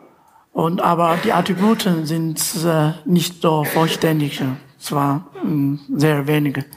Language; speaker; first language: German; non-native, fluent; Chinese